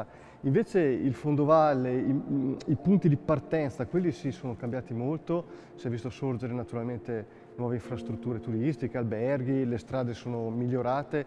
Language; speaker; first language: Italian; native; Italian